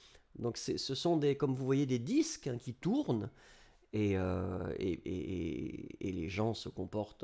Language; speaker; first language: French; native; French